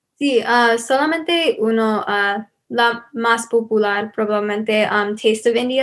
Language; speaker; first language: Spanish; non-native, learner; English